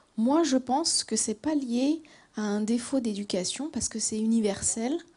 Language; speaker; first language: French; native; French